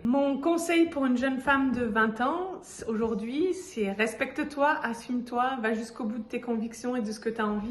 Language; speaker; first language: French; native; French